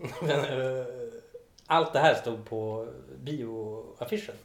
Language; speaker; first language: Swedish; native; Swedish